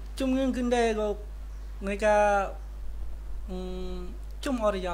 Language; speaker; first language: Korean; non-native, learner; Khmer